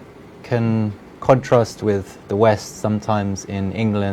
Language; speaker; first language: English; non-native, fluent; French